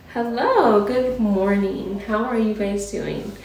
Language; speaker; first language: English; native; English